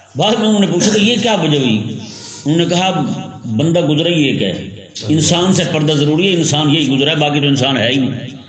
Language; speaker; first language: Urdu; non-native, local second language; Punjabi